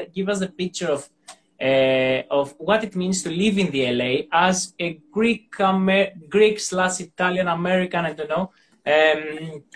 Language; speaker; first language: English; non-native, fluent; Greek